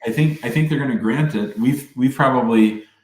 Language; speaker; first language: English; native; English